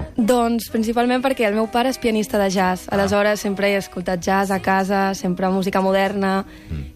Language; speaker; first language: Catalan; native; Catalan